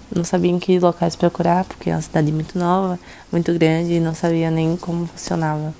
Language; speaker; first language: Portuguese; native; Portuguese